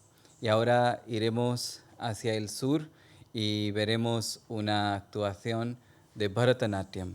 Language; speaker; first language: Spanish; non-native, fluent; Hindi